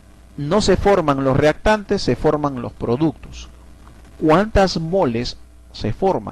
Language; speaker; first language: Spanish; native; Spanish